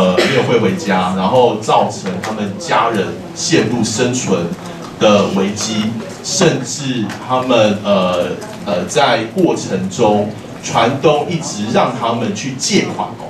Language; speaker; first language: Chinese; native; Chinese